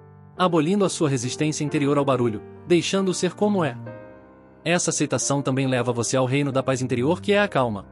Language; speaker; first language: Portuguese; native; Portuguese